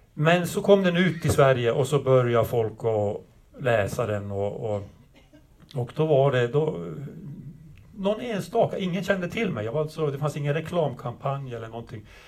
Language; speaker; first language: Swedish; native; Swedish